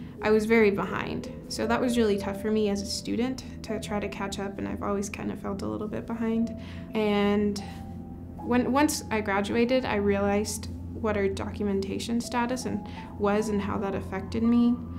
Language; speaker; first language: English; early bilingual, other home language; Spanish